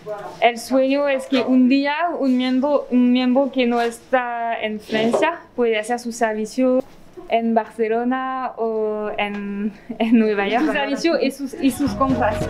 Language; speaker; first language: Spanish; non-native, fluent; French